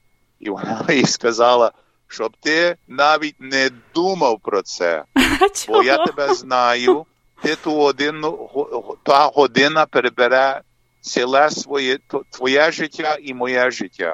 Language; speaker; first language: Ukrainian; early bilingual, heritage; English